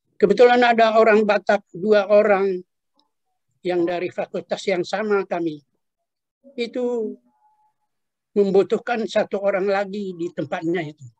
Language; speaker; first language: Indonesian; non-native, local second language; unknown